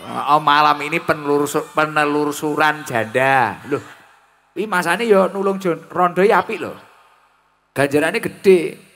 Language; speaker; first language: Indonesian; non-native, local second language; Javanese